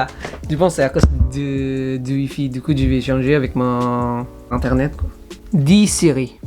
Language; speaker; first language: French; non-native, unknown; Indonesian